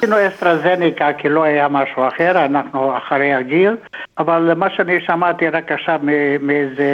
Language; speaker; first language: Hebrew; non-native, fluent; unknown